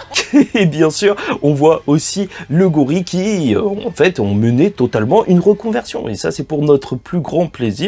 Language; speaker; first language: French; native; French